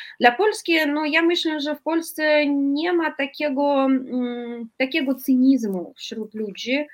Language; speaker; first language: Polish; non-native, fluent; Russian